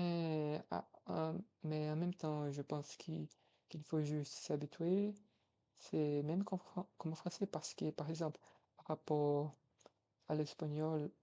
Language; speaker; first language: French; non-native, fluent; Portuguese